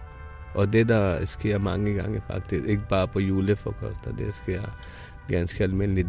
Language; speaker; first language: Danish; non-native, fluent; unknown